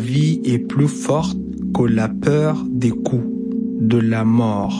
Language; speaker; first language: French; non-native, fluent; Arabic